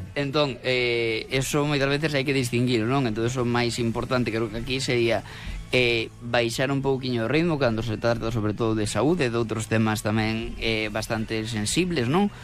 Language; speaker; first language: Galician; non-native, local second language; Spanish